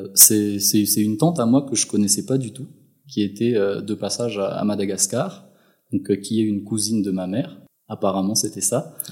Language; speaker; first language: French; non-native, local second language; Malagasy